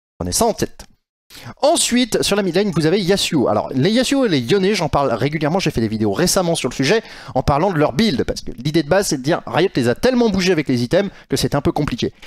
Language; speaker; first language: French; native; French